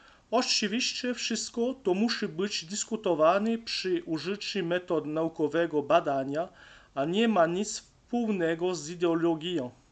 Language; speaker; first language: Polish; non-native, learner; French